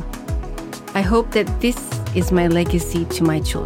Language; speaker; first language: English; non-native, local second language; Malay